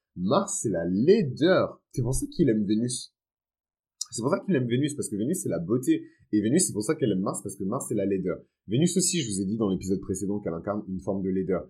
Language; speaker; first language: French; early bilingual, other home language; Fon